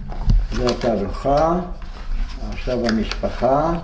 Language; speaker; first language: Hebrew; non-native, fluent; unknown